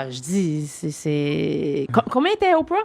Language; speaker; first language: French; native; French